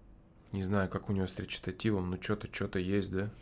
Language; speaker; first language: Russian; native; Russian